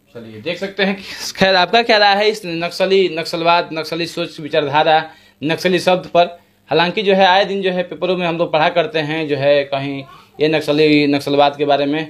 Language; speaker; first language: Hindi; native; Hindi